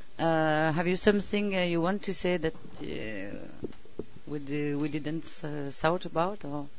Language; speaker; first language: English; non-native, learner; French